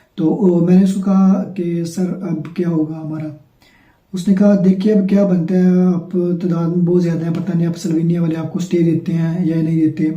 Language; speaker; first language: Urdu; non-native, local second language; Punjabi